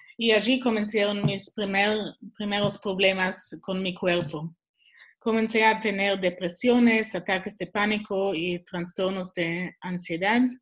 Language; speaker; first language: Spanish; non-native, learner; Swiss German